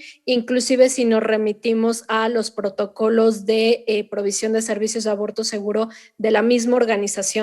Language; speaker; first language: Spanish; native; Spanish